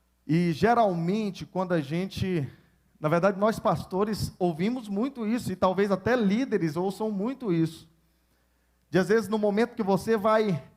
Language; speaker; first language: Portuguese; native; Portuguese